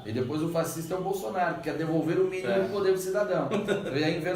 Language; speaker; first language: Portuguese; native; Portuguese